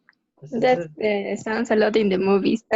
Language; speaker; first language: English; non-native, learner; Spanish